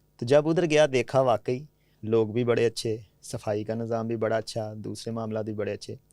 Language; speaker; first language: Urdu; non-native, local second language; Punjabi